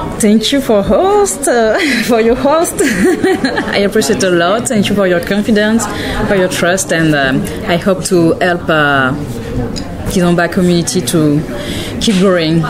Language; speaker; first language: English; non-native, learner; French